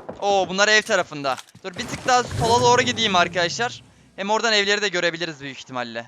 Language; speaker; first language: Turkish; native; Turkish